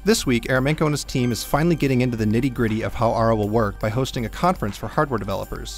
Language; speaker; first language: English; native; English